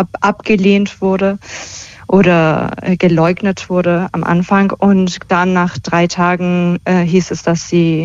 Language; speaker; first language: German; early bilingual, other home language; Persian